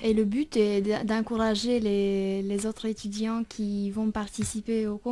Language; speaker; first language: French; non-native, fluent; Romanian